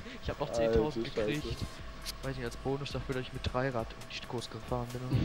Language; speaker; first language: German; native; German